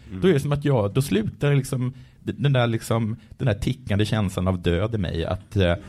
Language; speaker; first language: Swedish; native; Swedish